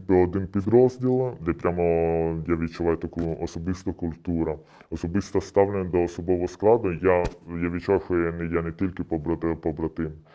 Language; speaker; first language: Ukrainian; early bilingual, heritage; Ukrainian